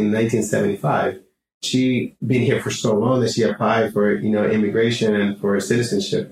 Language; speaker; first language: English; non-native, fluent; Spanish